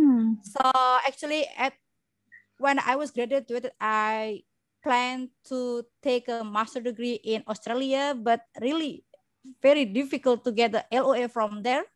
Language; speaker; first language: English; non-native, learner; Indonesian